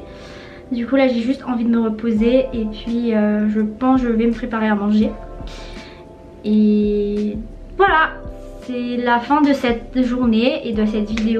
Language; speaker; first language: French; native; French